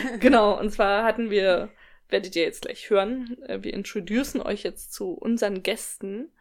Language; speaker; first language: German; native; German